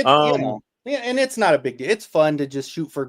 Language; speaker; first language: English; native; English